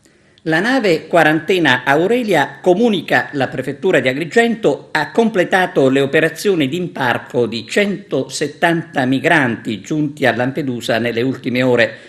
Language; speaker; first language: Italian; native; Italian